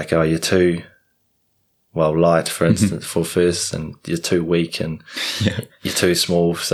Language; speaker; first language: English; native; English